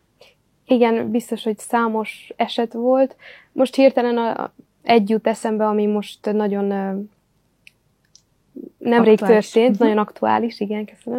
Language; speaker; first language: Hungarian; native; Hungarian